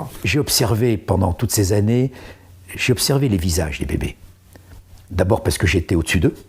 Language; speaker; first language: French; native; French